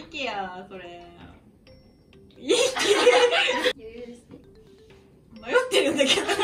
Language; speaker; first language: Japanese; native; Japanese